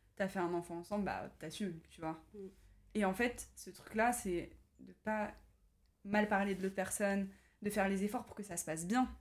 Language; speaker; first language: French; native; French